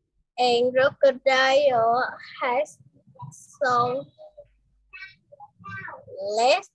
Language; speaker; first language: English; non-native, learner; Vietnamese